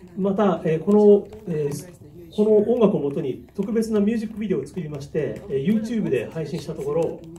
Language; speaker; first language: Japanese; native; Japanese